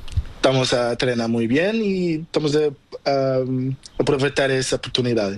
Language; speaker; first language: Spanish; non-native, learner; Portuguese